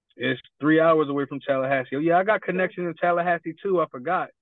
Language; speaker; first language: English; native; English